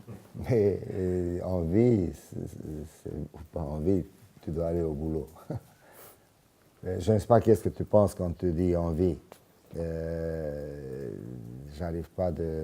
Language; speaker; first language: French; non-native, fluent; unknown